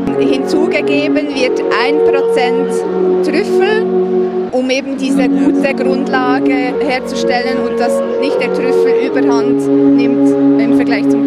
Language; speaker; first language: German; native; German